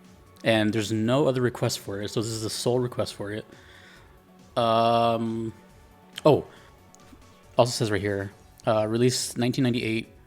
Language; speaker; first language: English; native; English